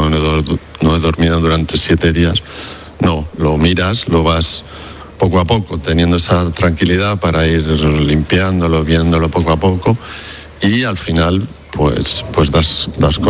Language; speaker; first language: Spanish; native; Spanish